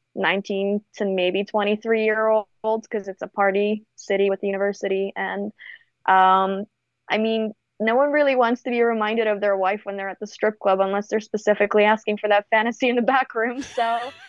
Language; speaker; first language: English; native; English